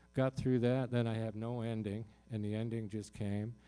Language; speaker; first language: English; native; English